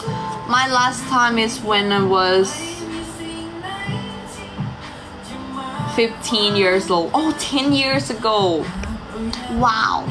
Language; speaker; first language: English; non-native, learner; Thai